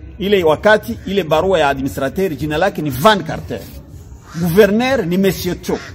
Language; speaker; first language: Swahili; non-native, local second language; Kinyarwanda